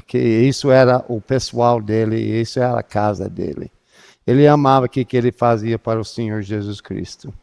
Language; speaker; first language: Portuguese; non-native, fluent; English